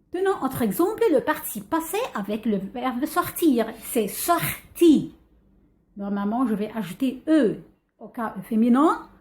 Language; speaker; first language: French; non-native, fluent; Arabic